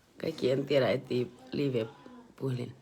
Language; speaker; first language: Finnish; non-native, learner; Thai